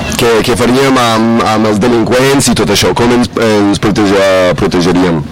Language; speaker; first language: Catalan; non-native, fluent; English